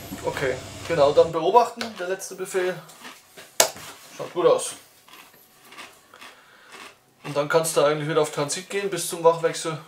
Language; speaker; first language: German; native; German